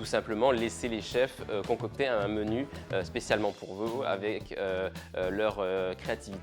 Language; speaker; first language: French; native; French